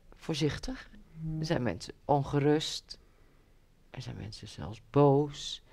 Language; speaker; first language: Dutch; native; Dutch